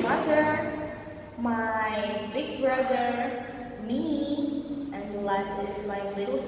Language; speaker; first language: English; non-native, fluent; Indonesian